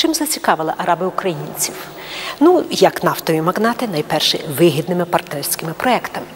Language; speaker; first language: Ukrainian; native; Ukrainian